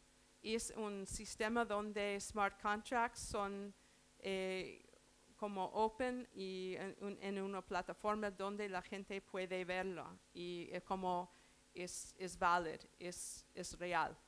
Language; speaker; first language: Spanish; non-native, learner; English